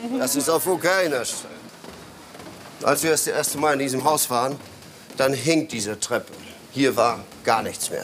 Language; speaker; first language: German; non-native, fluent; Polish